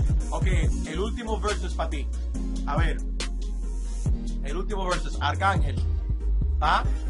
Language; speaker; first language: Spanish; early bilingual, heritage; Spanish